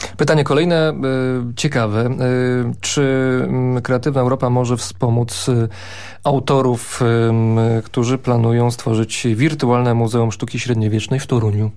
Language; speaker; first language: Polish; native; Polish